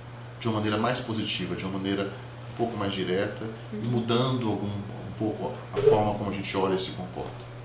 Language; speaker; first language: Portuguese; native; Portuguese